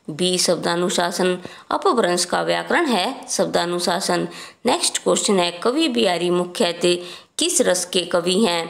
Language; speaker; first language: Hindi; native; Hindi